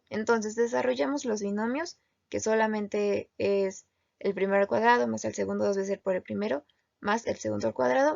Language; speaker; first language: Spanish; native; Spanish